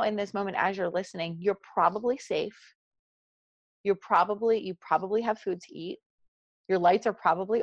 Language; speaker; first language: English; native; English